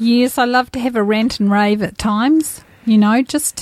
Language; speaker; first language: English; native; English